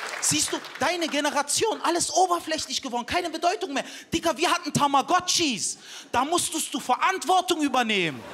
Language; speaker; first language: German; early bilingual, other home language; Turkish